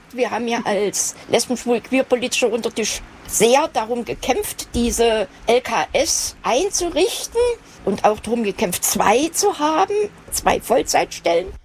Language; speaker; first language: German; native; German